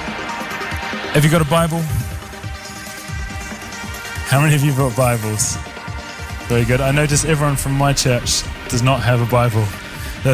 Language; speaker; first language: English; native; English